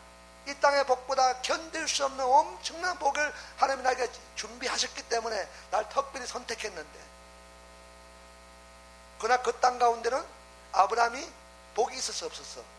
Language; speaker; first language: Korean; native; Korean